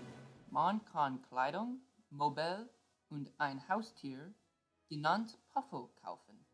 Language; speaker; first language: German; non-native, learner; English